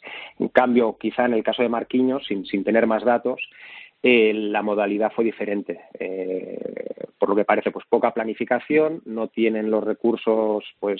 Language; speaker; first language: Spanish; native; Spanish